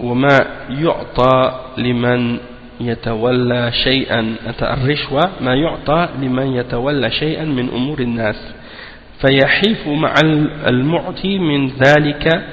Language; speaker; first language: Arabic; non-native, fluent; French